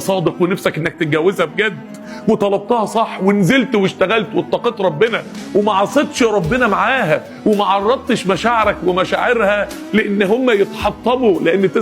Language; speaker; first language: Arabic; native; Arabic